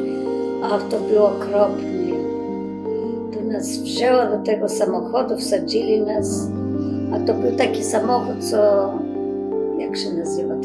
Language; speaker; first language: Polish; early bilingual, other home language; Macedonian